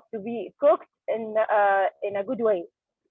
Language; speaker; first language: English; non-native, learner; Arabic